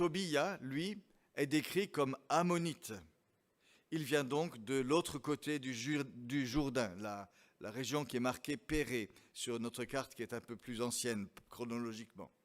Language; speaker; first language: French; native; French